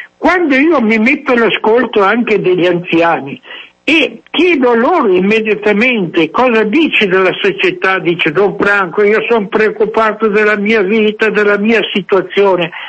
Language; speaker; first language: Italian; native; Italian